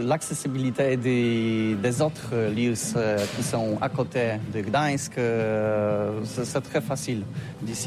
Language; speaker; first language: French; non-native, learner; Polish